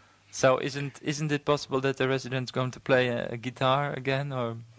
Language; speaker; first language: English; non-native, fluent; Dutch